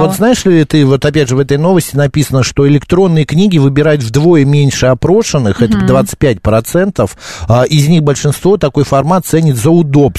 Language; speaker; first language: Russian; native; Russian